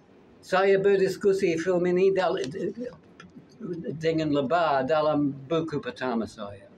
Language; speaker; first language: Indonesian; non-native, fluent; English